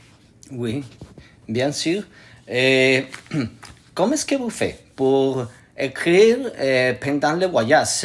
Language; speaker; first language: French; non-native, learner; Spanish